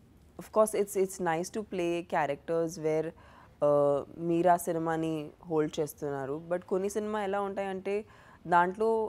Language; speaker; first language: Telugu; non-native, fluent; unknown